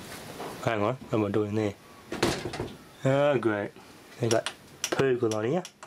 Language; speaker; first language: English; native; English